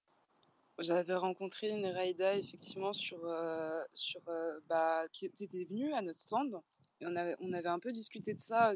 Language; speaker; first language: French; native; French